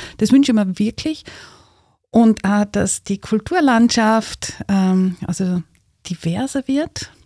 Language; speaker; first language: German; native; German